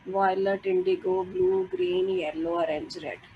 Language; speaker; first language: Hindi; non-native, local second language; Punjabi